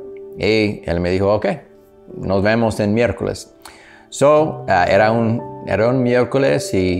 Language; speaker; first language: Spanish; non-native, learner; English